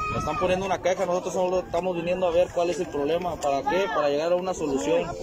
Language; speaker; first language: Spanish; native; Spanish